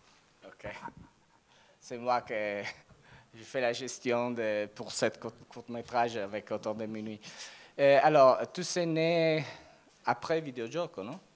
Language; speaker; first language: French; non-native, learner; Italian